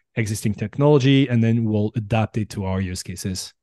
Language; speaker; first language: English; non-native, fluent; French